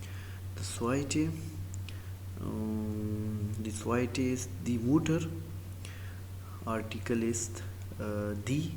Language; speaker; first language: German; non-native, learner; Urdu